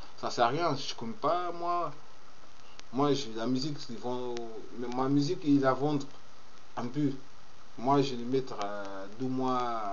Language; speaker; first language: French; non-native, learner; Portuguese